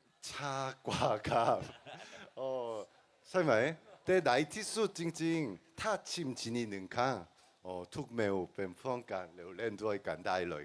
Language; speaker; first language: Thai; non-native, learner; Korean